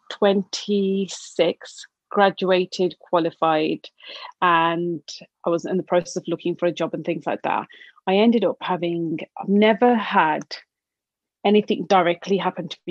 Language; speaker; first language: English; native; English